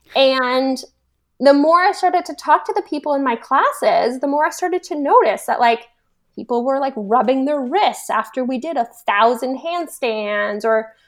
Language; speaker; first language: English; native; English